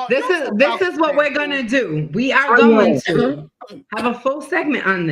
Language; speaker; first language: English; native; English